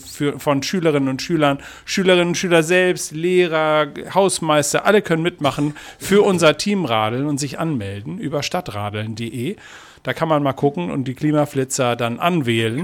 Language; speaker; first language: German; native; German